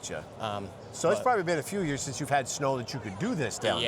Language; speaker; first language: English; native; English